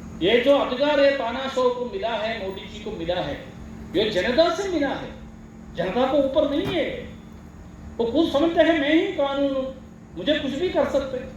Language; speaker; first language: Hindi; non-native, local second language; Malayalam